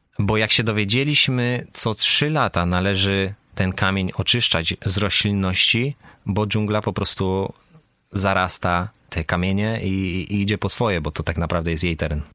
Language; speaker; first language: Polish; native; Polish